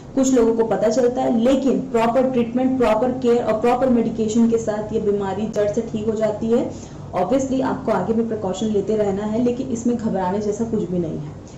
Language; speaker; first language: Hindi; non-native, local second language; Malayalam